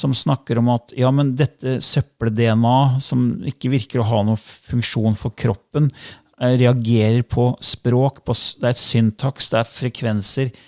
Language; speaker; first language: Norwegian; native; Norwegian